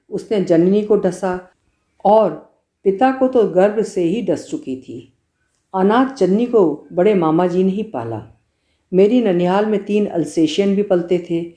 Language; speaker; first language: Hindi; native; Hindi